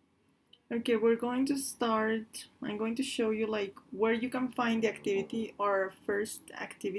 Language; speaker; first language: English; non-native, fluent; Spanish